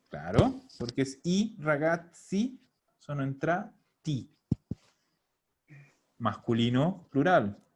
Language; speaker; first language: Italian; non-native, fluent; Spanish